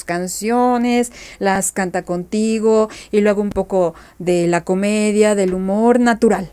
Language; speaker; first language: Spanish; native; Spanish